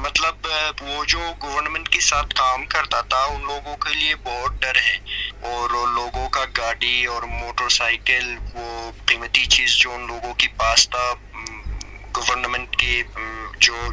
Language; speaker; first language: Hindi; non-native, fluent; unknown